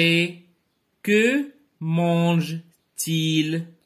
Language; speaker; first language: French; non-native, local second language; Arabic